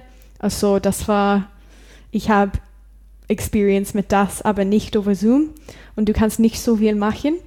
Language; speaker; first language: German; non-native, learner; English